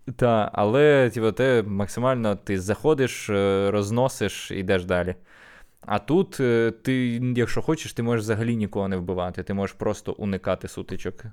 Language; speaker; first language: Ukrainian; native; Ukrainian